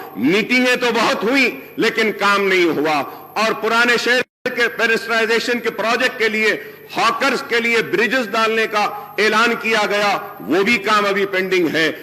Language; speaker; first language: Urdu; native; Urdu